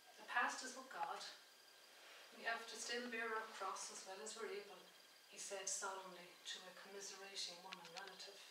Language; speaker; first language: English; native; English